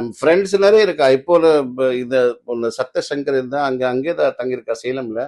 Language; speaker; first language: Tamil; non-native, fluent; Hindi